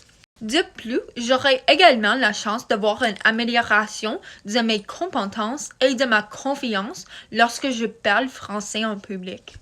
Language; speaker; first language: French; non-native, local second language; English